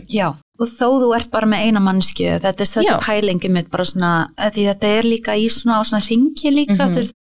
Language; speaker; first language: Icelandic; early bilingual, heritage; English